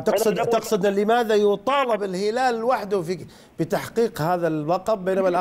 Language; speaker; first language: Arabic; native; Arabic